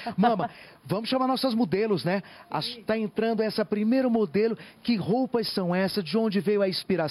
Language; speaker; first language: Portuguese; native; Portuguese